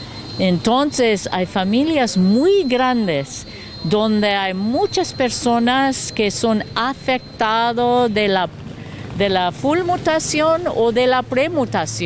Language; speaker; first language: Spanish; non-native, learner; English